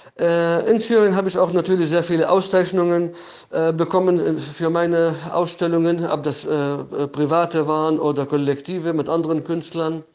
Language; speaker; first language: German; non-native, fluent; Arabic